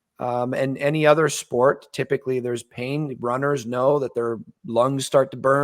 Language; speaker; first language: English; native; English